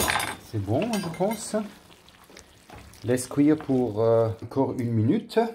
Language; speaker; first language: French; non-native, learner; German